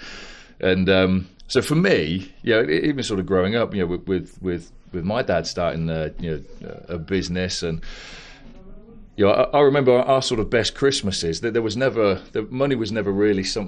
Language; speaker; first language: English; native; English